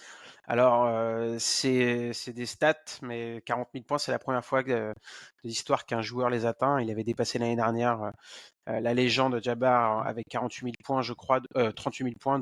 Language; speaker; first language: French; native; French